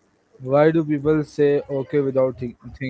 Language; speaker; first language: English; non-native, learner; Urdu